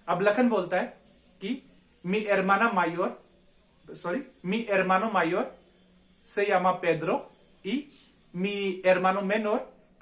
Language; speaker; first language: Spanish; non-native, fluent; Hindi